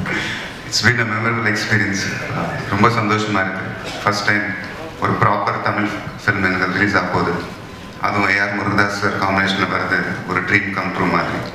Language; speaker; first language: Tamil; non-native, local second language; Telugu